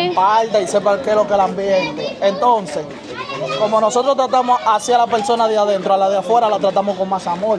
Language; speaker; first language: Spanish; native; Spanish